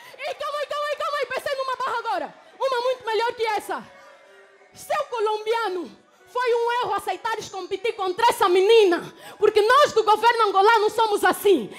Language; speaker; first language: Portuguese; native; Portuguese